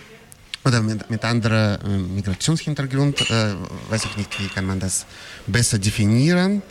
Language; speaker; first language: German; non-native, fluent; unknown